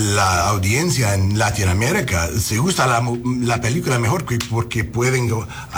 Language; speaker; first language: Spanish; non-native, learner; English